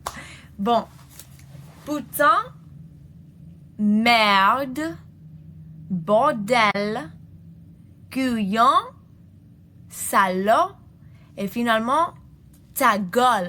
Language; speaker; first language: French; non-native, learner; English